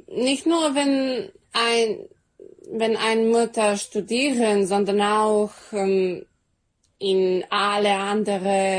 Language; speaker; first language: German; non-native, learner; Serbian